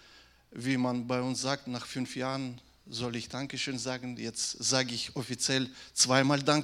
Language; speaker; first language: German; non-native, fluent; Russian